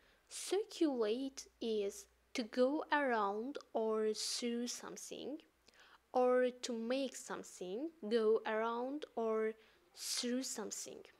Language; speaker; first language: English; non-native, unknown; Azerbaijani